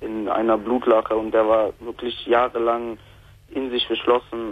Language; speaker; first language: German; native; German